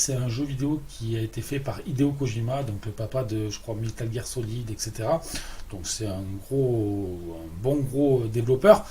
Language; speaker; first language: French; native; French